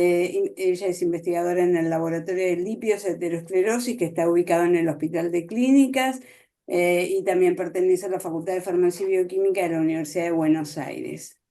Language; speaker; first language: Spanish; native; Spanish